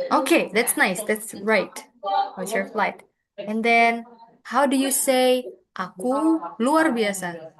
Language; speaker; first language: English; non-native, fluent; Indonesian